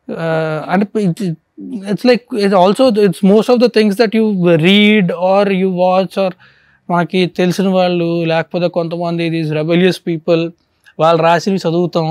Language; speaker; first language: Telugu; native; Telugu